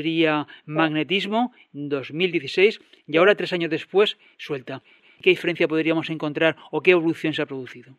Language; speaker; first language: Spanish; native; Spanish